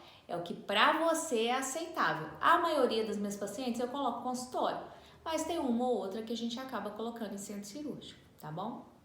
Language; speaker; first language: Portuguese; native; Portuguese